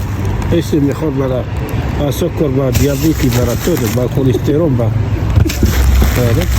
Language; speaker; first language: Spanish; non-native, learner; Arabic